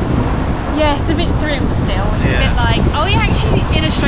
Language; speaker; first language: English; native; English